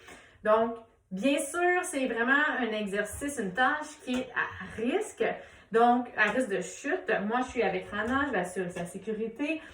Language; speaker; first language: French; native; French